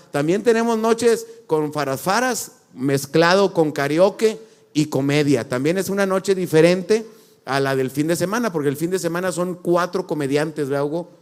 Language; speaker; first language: Spanish; native; Spanish